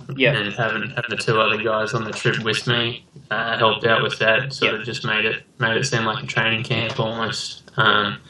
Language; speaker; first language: English; native; English